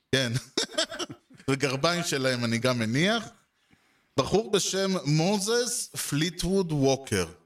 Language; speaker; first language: Hebrew; native; Hebrew